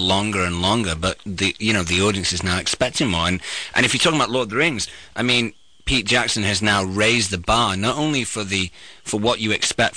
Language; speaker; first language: English; native; English